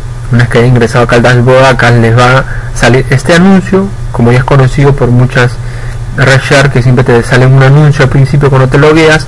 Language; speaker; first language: Spanish; native; Spanish